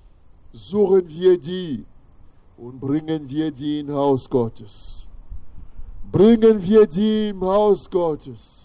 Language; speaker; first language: German; non-native, fluent; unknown